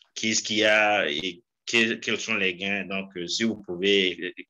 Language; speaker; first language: French; non-native, local second language; Rundi